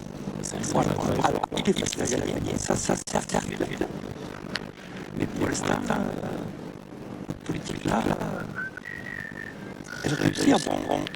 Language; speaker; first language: French; native; French